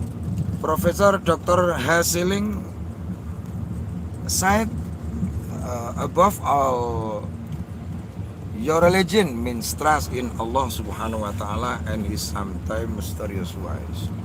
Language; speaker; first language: English; non-native, learner; Indonesian